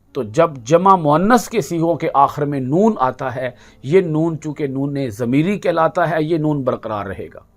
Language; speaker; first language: Urdu; native; Urdu